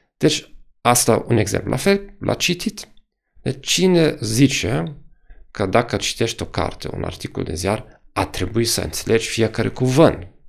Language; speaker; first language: Romanian; non-native, fluent; German